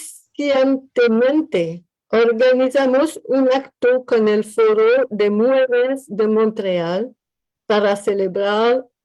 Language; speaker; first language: Spanish; non-native, learner; French